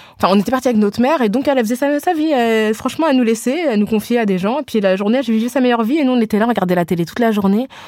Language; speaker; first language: French; native; French